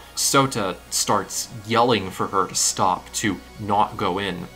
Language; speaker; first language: English; native; English